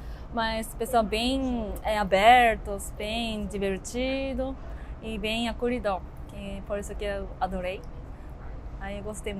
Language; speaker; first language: Portuguese; non-native, learner; Japanese